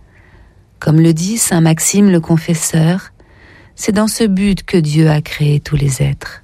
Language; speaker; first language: French; native; French